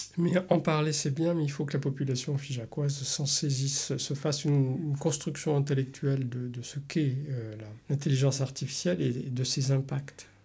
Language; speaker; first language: French; native; French